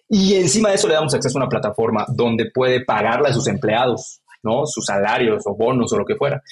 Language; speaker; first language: Spanish; native; Spanish